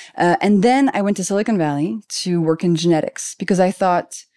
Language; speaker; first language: English; non-native, fluent; French